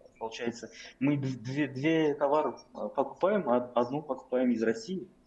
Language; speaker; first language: Russian; non-native, local second language; Kazakh